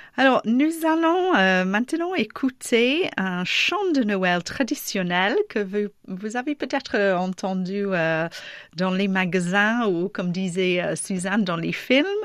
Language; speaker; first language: French; non-native, fluent; English